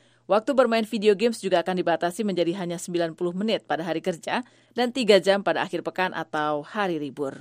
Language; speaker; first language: Indonesian; native; Indonesian